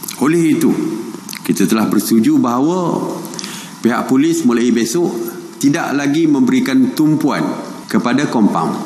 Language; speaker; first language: Malay; native; Malay